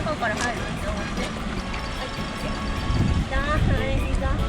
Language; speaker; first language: Japanese; native; Japanese